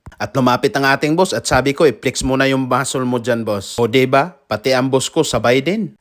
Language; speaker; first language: Filipino; non-native, local second language; Cebuano